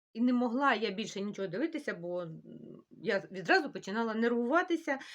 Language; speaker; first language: Ukrainian; non-native, local second language; Russian